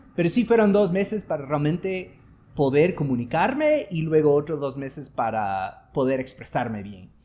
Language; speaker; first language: Spanish; non-native, fluent; English